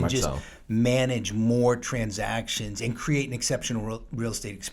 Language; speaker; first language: English; native; English